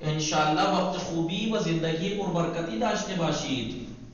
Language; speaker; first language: Persian; non-native, fluent; Urdu